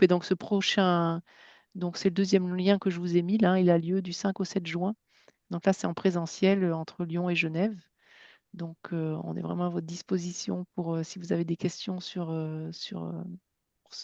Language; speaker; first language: French; native; French